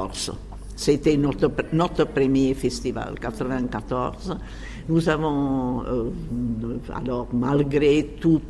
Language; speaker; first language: French; non-native, fluent; Czech